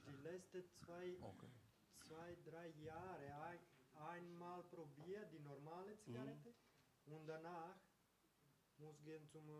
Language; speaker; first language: German; non-native, learner; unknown